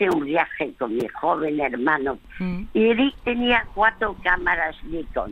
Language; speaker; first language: Spanish; early bilingual, other home language; French